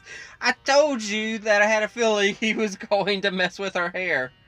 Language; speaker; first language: English; native; English